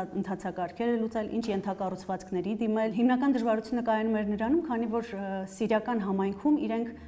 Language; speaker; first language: Armenian; native; Armenian